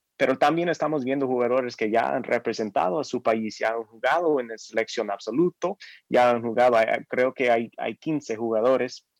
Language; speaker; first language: Spanish; non-native, fluent; English